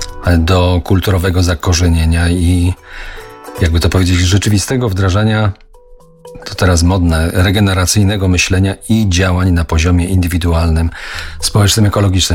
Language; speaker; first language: Polish; native; Polish